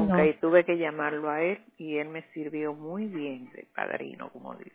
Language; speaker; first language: Spanish; native; Spanish